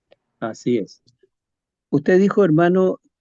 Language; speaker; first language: Spanish; native; Spanish